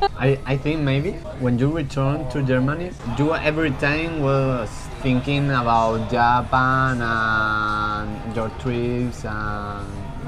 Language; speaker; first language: English; non-native, learner; Spanish